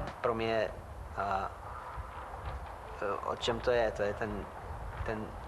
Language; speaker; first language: Czech; non-native, fluent; English